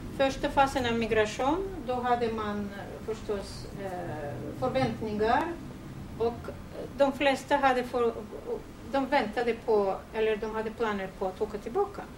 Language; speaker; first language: Swedish; non-native, fluent; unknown